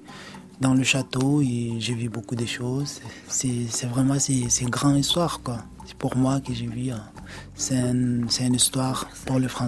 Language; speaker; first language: French; non-native, learner; Arabic